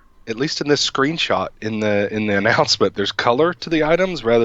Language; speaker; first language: English; native; English